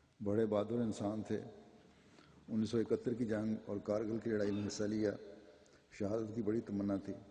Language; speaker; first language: Urdu; native; Urdu